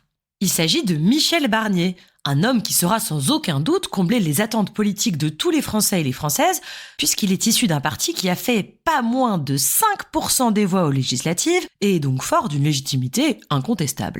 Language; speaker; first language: French; native; French